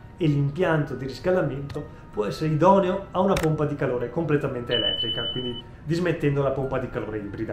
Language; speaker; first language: Italian; native; Italian